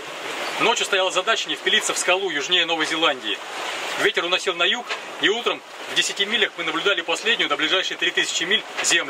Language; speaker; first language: Russian; native; Russian